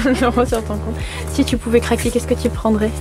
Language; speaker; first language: French; native; French